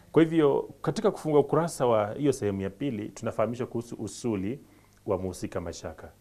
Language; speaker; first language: Swahili; native; Swahili